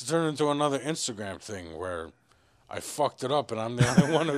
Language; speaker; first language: English; native; English